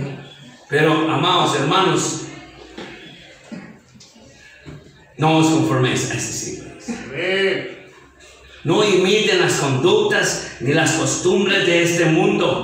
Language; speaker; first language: Spanish; native; Spanish